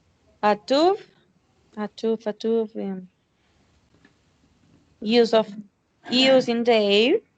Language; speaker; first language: English; non-native, learner; Spanish